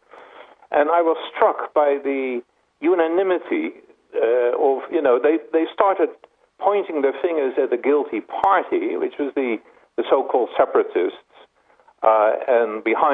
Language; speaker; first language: English; non-native, fluent; Dutch